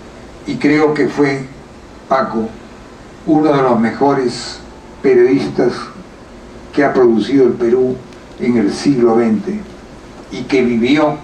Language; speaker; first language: Spanish; native; Spanish